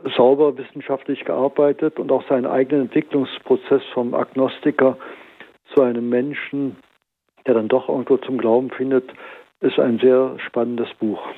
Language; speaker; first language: German; native; German